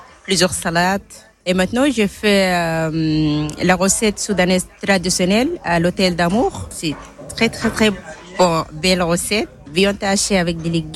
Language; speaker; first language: French; non-native, learner; Arabic